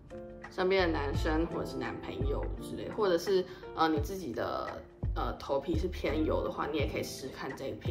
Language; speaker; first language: Chinese; native; Chinese